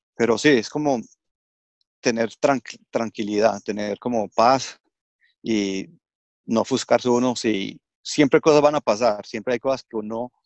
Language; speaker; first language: Spanish; early bilingual, heritage; English